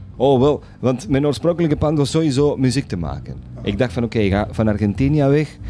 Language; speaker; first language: Dutch; non-native, fluent; Spanish